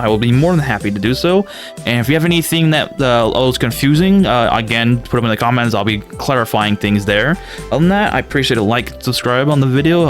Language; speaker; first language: English; native; English